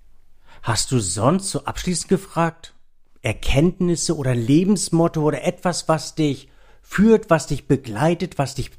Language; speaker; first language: German; native; German